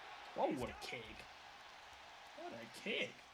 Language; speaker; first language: English; native; English